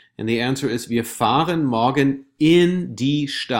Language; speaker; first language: German; non-native, fluent; English